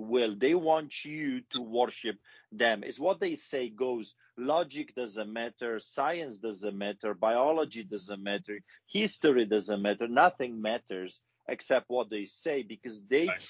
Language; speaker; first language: English; non-native, fluent; Polish